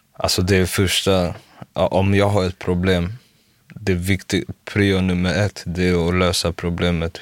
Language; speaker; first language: Swedish; early bilingual, other home language; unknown